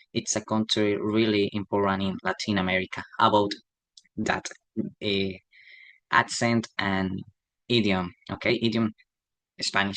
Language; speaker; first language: English; non-native, learner; Spanish